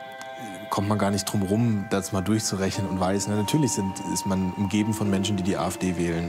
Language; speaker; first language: German; native; German